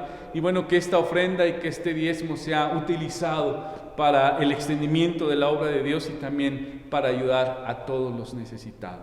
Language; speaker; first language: Spanish; native; Spanish